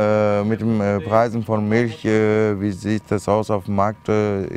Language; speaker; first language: German; non-native, fluent; Turkish